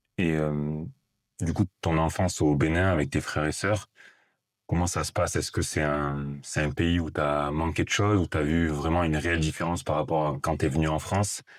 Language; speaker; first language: French; native; French